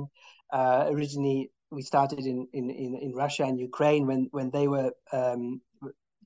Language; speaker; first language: English; native; English